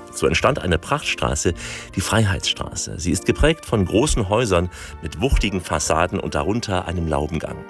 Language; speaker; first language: German; native; German